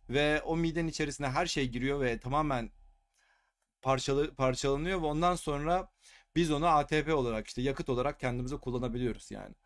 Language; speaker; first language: Turkish; native; Turkish